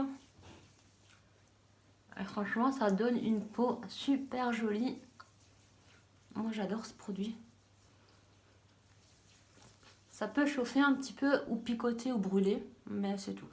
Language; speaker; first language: French; native; French